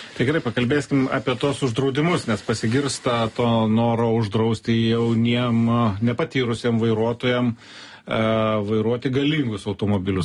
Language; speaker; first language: Lithuanian; native; Lithuanian